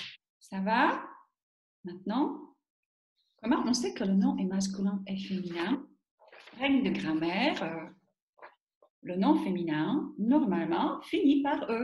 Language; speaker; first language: French; non-native, fluent; Slovak